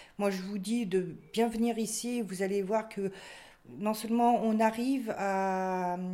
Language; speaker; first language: French; native; French